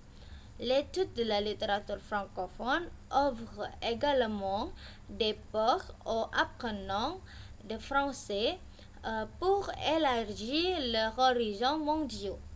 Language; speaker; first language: French; non-native, learner; Indonesian